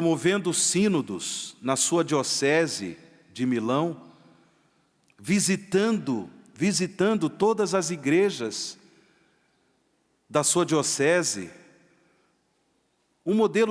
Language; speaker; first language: Portuguese; native; Portuguese